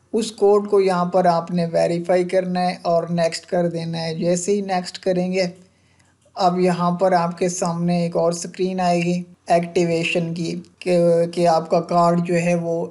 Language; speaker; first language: Hindi; non-native, local second language; Punjabi